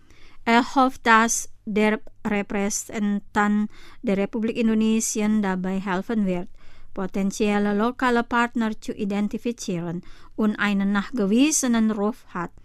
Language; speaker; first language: German; non-native, fluent; Indonesian